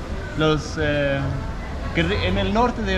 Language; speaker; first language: Spanish; non-native, learner; Danish